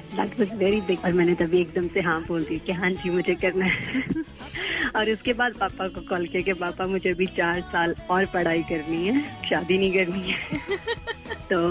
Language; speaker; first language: Hindi; native; Hindi